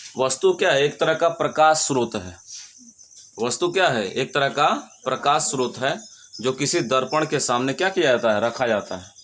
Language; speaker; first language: Hindi; native; Hindi